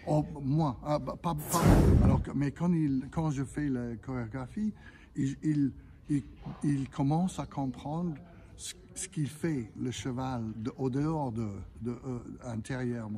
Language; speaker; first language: French; non-native, fluent; English